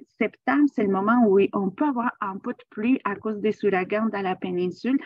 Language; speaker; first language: French; non-native, fluent; Spanish